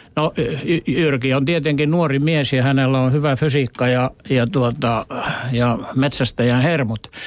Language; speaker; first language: Finnish; native; Finnish